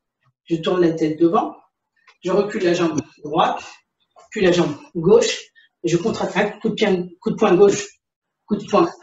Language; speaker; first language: French; native; French